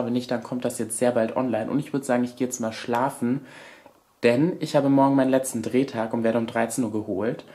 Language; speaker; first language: German; native; German